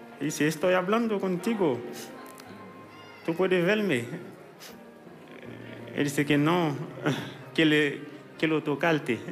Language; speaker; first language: Spanish; non-native, learner; Haitian Creole